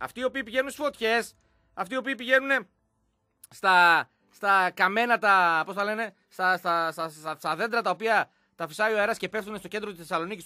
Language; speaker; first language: Greek; native; Greek